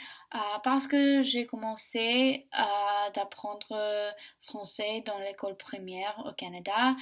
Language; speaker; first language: French; non-native, learner; English